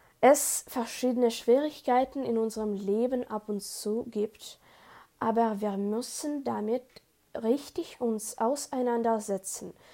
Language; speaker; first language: German; non-native, learner; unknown